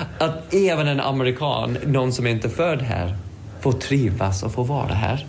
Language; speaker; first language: Swedish; non-native, fluent; English